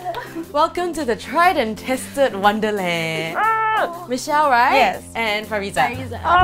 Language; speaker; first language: English; native; English